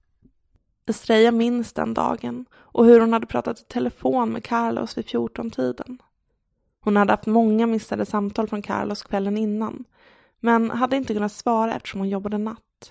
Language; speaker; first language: Swedish; native; Swedish